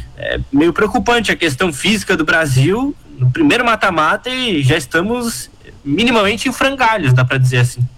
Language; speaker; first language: Portuguese; native; Portuguese